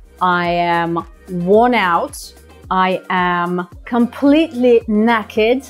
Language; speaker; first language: English; non-native, fluent; Russian